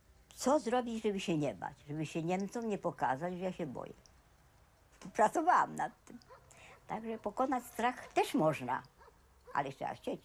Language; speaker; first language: Polish; native; Polish